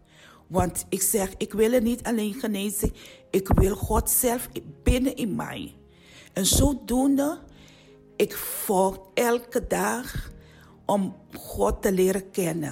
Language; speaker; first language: Dutch; non-native, learner; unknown